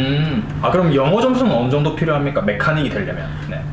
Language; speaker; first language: Korean; native; Korean